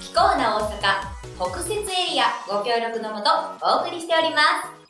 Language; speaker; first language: Japanese; native; Japanese